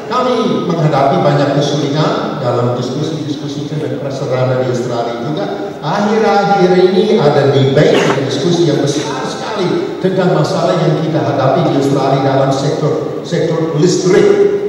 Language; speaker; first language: Malay; non-native, fluent; English